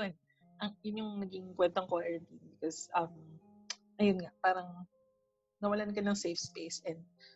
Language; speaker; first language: English; non-native, local second language; Filipino